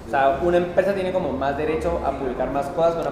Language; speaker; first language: Spanish; native; Spanish